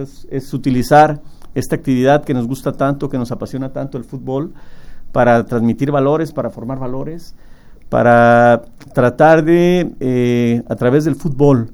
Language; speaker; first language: Spanish; native; Spanish